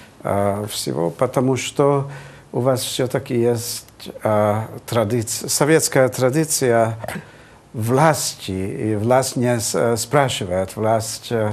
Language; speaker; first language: Russian; non-native, fluent; Hungarian